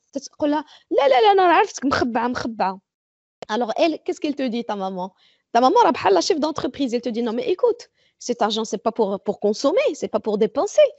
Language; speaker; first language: French; non-native, local second language; Arabic